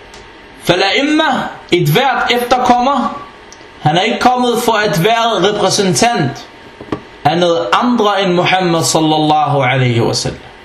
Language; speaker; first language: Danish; early bilingual, other home language; Arabic